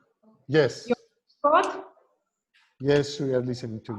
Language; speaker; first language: English; non-native, fluent; Greek